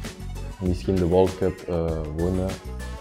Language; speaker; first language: Dutch; non-native, local second language; French